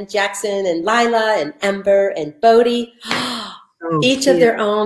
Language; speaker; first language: English; native; English